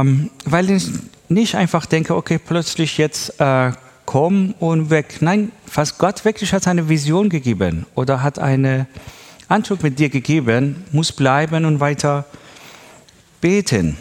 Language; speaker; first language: German; non-native, learner; Persian